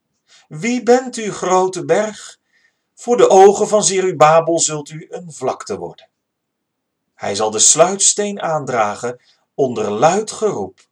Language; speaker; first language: Dutch; native; Dutch